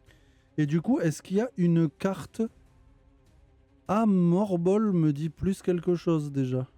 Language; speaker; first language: French; native; French